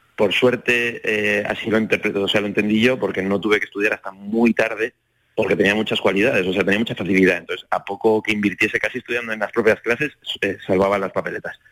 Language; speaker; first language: Spanish; native; Spanish